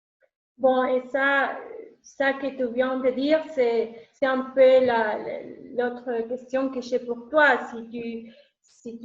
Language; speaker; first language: French; non-native, learner; Spanish